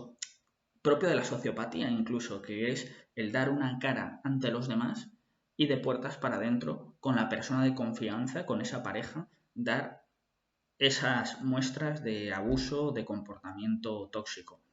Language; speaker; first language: Spanish; native; Spanish